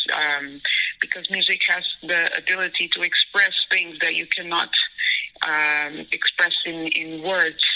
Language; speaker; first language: English; non-native, fluent; Portuguese